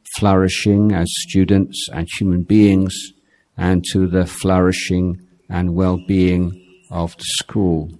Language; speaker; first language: English; native; English